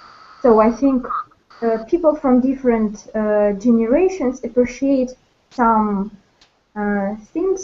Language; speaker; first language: English; non-native, learner; Russian